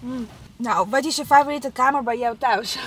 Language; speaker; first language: Dutch; non-native, learner; Italian